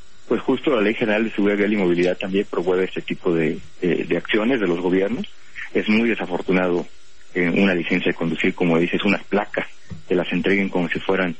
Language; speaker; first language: Spanish; native; Spanish